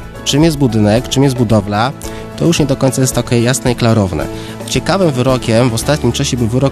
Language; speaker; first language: Polish; native; Polish